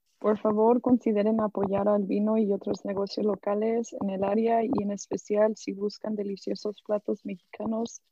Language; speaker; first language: Spanish; early bilingual, heritage; Spanish